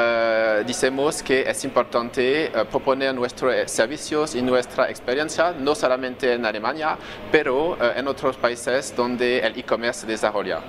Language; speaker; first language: Spanish; non-native, fluent; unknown